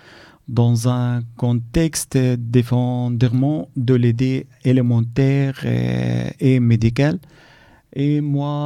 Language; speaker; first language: French; non-native, learner; Arabic